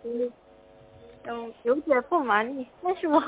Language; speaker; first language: Chinese; non-native, learner; Korean